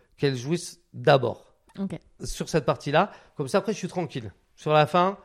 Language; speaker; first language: French; native; French